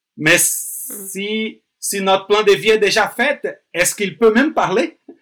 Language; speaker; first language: French; non-native, fluent; Portuguese